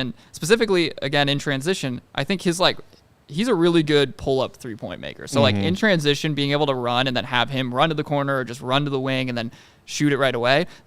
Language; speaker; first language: English; native; English